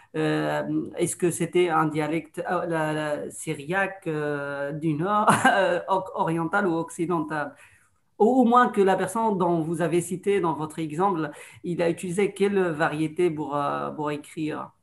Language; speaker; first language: French; non-native, fluent; Arabic